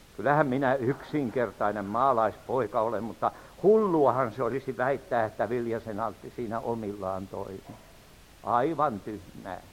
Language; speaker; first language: Finnish; native; Finnish